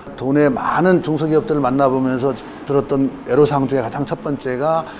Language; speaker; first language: Korean; native; Korean